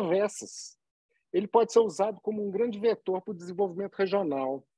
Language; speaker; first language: Portuguese; native; Portuguese